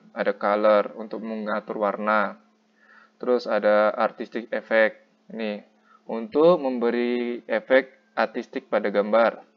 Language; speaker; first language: Indonesian; native; Indonesian